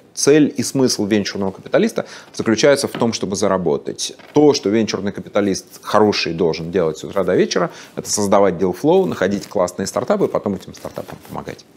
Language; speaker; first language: Russian; native; Russian